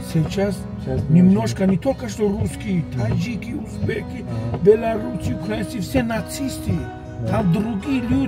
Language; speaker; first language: Russian; non-native, local second language; Tajik